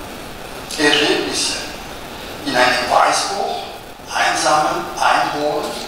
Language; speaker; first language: German; non-native, local second language; Italian